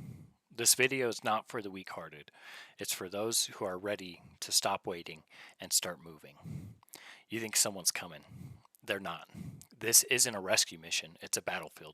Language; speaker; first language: English; native; English